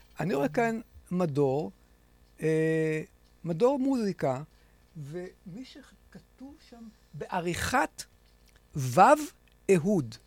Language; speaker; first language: Hebrew; native; Hebrew